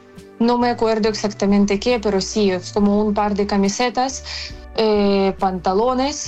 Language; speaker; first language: Spanish; non-native, fluent; Ukrainian